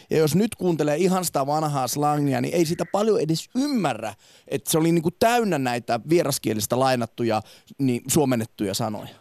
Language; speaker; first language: Finnish; native; Finnish